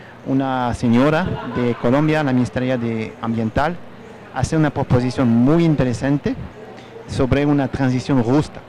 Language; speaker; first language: Spanish; non-native, fluent; French